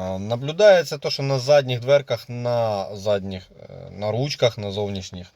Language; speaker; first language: Ukrainian; native; Ukrainian